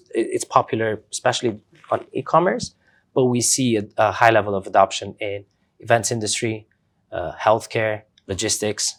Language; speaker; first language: English; non-native, fluent; Romanian